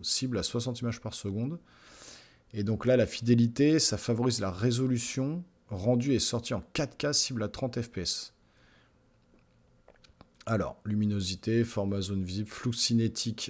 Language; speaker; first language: French; native; French